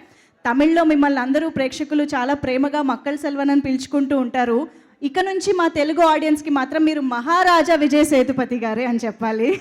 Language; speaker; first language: Telugu; native; Telugu